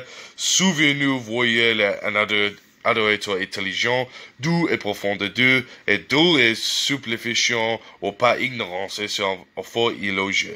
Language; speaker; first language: French; non-native, learner; English